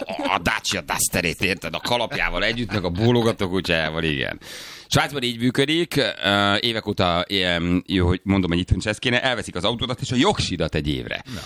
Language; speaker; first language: Hungarian; native; Hungarian